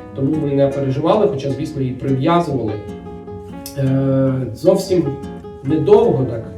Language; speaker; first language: Ukrainian; non-native, local second language; Russian